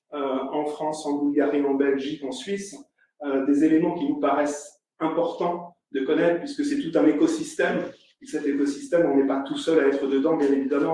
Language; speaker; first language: French; native; French